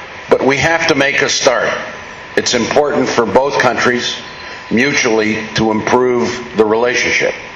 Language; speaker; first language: English; early bilingual, other home language; Spanish